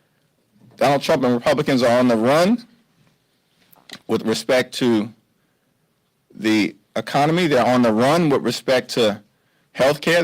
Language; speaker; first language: English; native; English